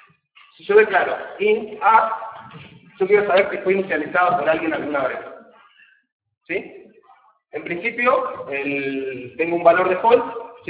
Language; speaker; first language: Spanish; native; Spanish